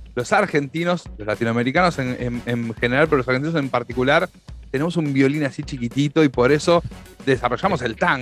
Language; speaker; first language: Spanish; native; Spanish